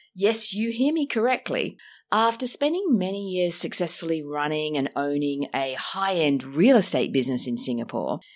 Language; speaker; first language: English; native; English